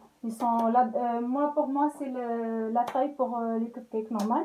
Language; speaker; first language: French; non-native, local second language; Arabic